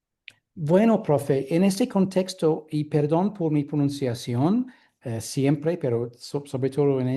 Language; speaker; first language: Spanish; non-native, fluent; English